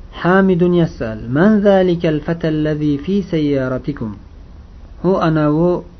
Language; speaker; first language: Arabic; non-native, fluent; Uzbek